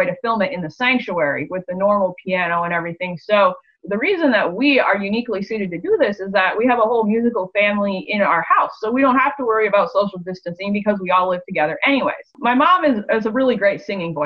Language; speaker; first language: English; native; English